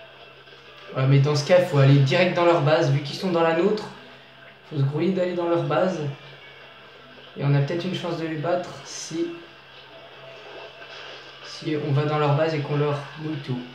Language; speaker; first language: French; native; French